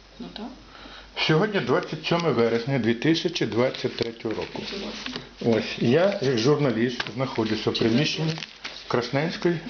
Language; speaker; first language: Ukrainian; native; Ukrainian